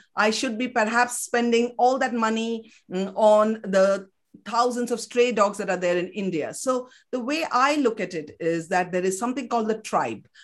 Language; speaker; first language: English; non-native, local second language; Kannada